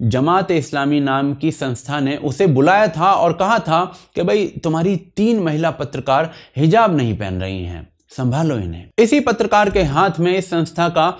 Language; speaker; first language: Hindi; native; Hindi